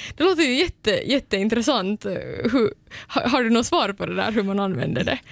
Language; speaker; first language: Swedish; native; Swedish